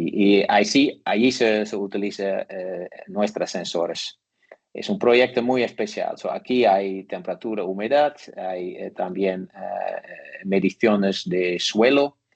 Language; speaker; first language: Spanish; non-native, learner; Dutch